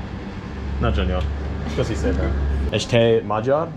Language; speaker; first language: Hungarian; non-native, learner; English